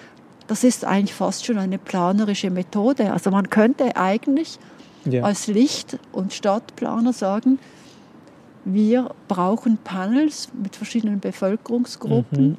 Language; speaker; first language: German; native; German